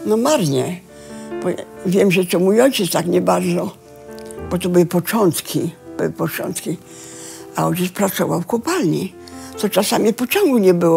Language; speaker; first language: Polish; early bilingual, heritage; Polish